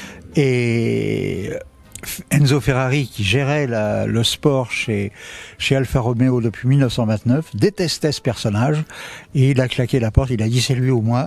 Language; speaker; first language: French; native; French